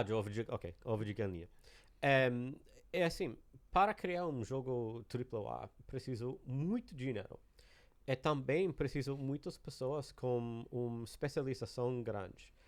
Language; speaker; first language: Portuguese; non-native, learner; English